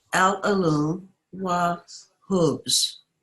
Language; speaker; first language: Arabic; non-native, learner; English